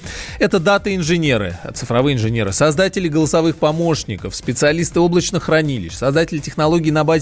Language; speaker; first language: Russian; native; Russian